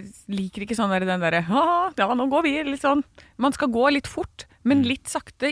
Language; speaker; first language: Norwegian; native; Norwegian